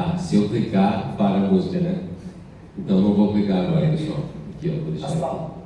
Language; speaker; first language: Portuguese; non-native, fluent; English